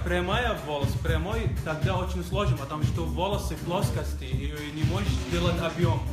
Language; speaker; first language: Russian; non-native, local second language; Georgian